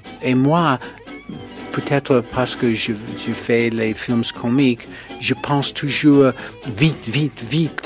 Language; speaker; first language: French; non-native, learner; English